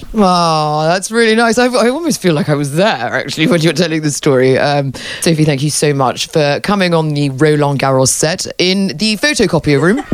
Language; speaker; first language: English; native; English